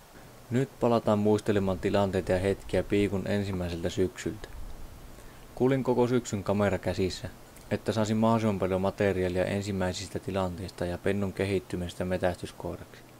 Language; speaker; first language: Finnish; native; Finnish